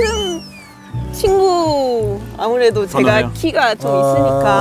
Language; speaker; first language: Korean; non-native, fluent; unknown